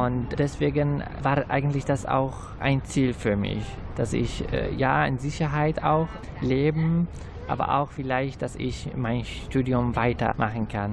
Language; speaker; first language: German; non-native, fluent; Arabic